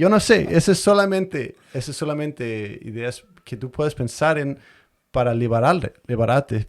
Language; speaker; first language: Spanish; non-native, fluent; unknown